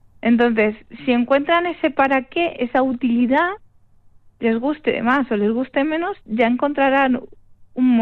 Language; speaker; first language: Spanish; native; Spanish